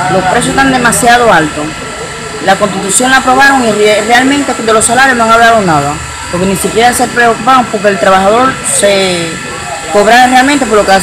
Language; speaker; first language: Spanish; native; Spanish